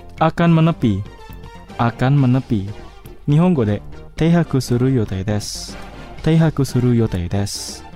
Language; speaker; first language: Japanese; non-native, fluent; Indonesian